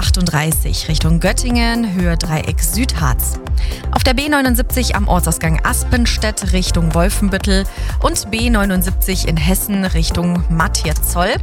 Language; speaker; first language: German; native; German